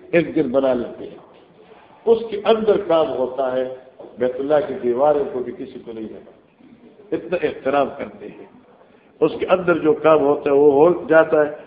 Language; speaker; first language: Urdu; non-native, local second language; Northern Hindko